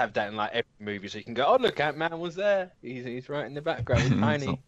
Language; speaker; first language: English; native; English